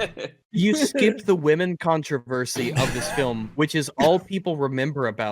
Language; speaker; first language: English; native; English